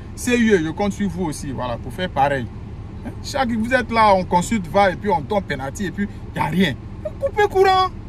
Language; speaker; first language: French; native; French